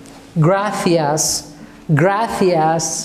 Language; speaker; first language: Spanish; non-native, fluent; Malayalam